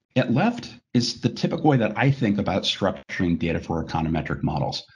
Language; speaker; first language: English; native; English